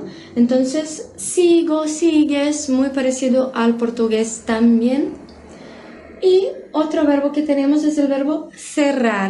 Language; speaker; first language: Spanish; non-native, fluent; Portuguese